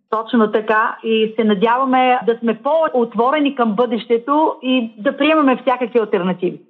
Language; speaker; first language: Bulgarian; native; Bulgarian